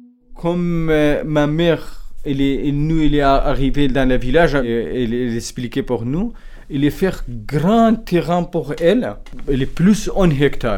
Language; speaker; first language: French; non-native, learner; Kurdish